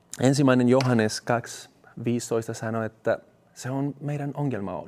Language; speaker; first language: Finnish; non-native, fluent; Spanish